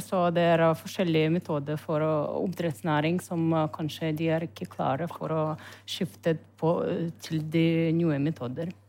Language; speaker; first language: Norwegian; non-native, learner; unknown